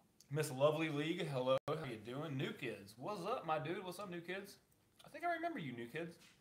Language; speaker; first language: English; native; English